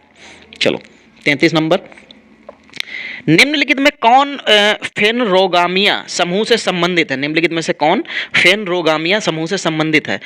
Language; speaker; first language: Hindi; native; Hindi